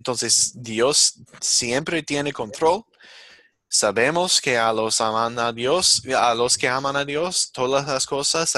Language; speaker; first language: Spanish; non-native, fluent; English